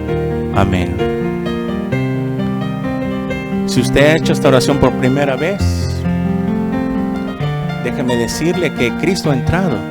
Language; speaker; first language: Spanish; native; Spanish